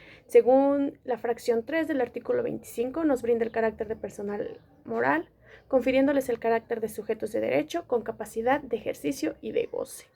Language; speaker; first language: Spanish; native; Spanish